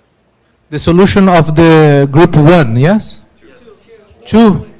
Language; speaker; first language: English; non-native, learner; Portuguese